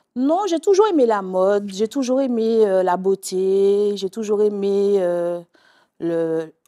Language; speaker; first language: French; native; French